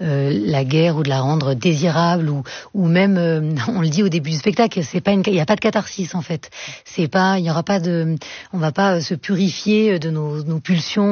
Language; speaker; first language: French; native; French